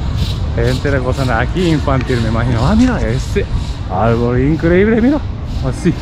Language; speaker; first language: Spanish; non-native, learner; Japanese